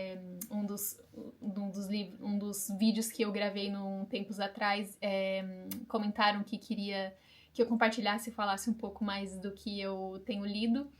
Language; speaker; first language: Portuguese; native; Portuguese